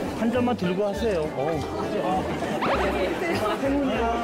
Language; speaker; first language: Korean; native; Korean